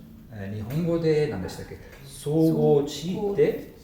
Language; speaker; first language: Japanese; non-native, fluent; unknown